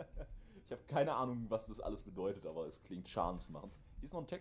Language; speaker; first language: German; native; German